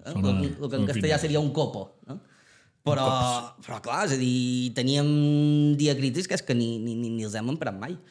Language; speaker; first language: Catalan; native; Catalan